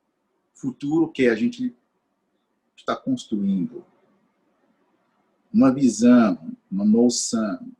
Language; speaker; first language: Portuguese; non-native, fluent; English